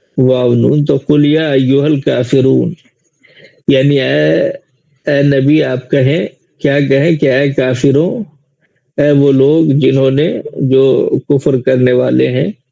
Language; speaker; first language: Urdu; native; Urdu